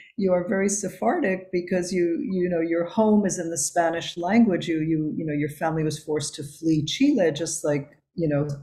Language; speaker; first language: English; early bilingual, other home language; Spanish